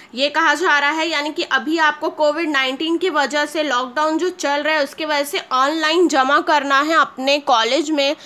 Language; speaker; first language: Hindi; native; Hindi